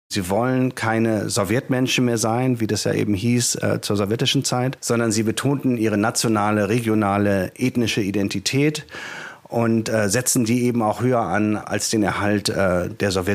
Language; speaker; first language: German; native; German